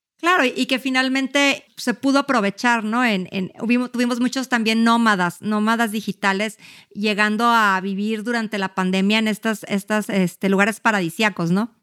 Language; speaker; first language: Spanish; native; Spanish